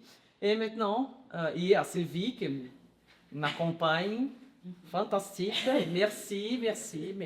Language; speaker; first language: French; non-native, learner; Portuguese